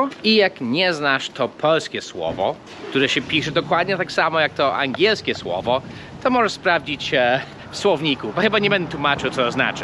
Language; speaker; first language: Polish; non-native, fluent; English